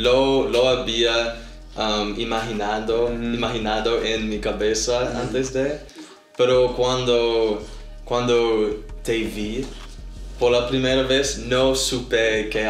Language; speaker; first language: Spanish; non-native, learner; English